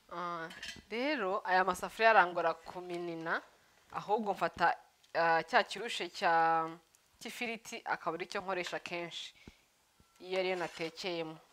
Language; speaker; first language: Kinyarwanda; early bilingual, heritage; Kinyarwanda